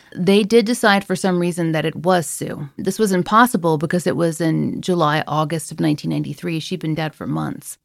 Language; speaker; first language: English; native; English